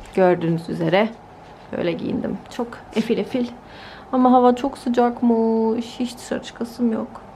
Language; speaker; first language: Turkish; early bilingual, heritage; Turkish